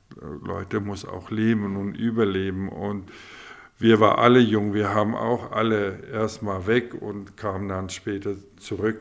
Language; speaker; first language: German; non-native, local second language; Afrikaans